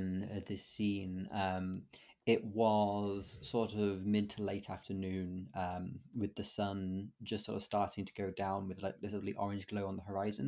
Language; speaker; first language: English; native; English